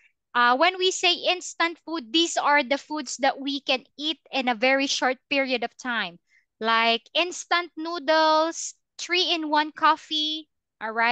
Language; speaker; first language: English; non-native, fluent; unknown